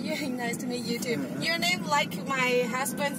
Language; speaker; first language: English; non-native, fluent; Lao